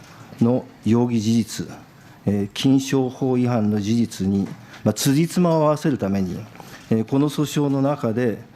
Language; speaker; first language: Japanese; native; Japanese